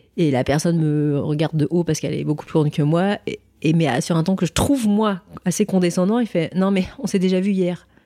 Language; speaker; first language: French; native; French